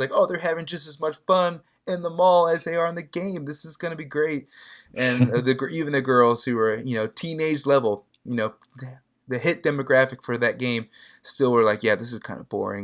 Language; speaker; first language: English; native; English